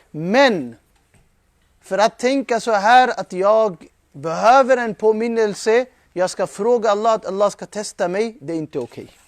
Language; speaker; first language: Swedish; non-native, fluent; Urdu